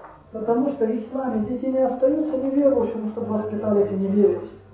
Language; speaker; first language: Russian; non-native, fluent; Arabic